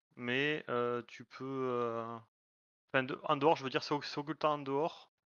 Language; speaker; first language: French; native; French